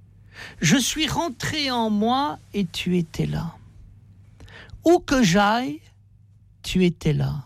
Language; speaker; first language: French; native; French